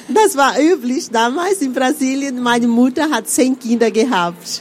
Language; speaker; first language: German; non-native, fluent; Portuguese